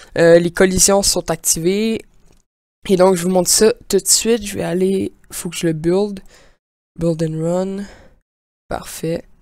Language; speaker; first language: French; native; French